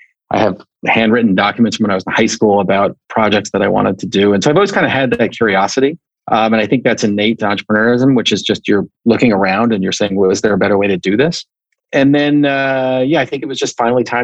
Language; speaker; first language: English; native; English